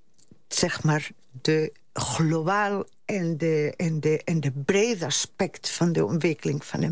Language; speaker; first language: Dutch; non-native, fluent; Spanish